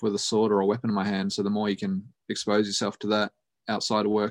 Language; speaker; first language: English; native; English